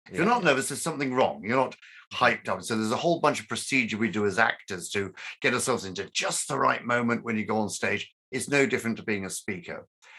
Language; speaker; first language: English; native; English